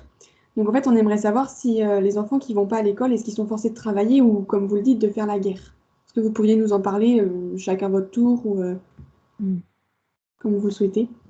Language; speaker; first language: French; native; French